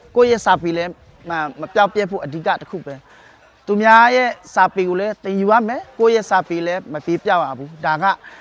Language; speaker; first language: Burmese; non-native, local second language; Karen languages